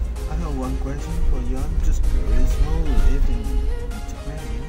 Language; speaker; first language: English; non-native, learner; Indonesian